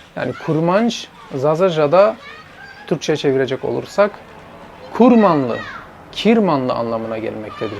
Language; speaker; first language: Turkish; non-native, local second language; Zaza